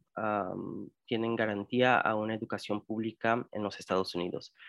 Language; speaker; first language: Spanish; early bilingual, heritage; Spanish